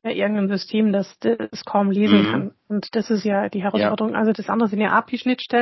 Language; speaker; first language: German; native; German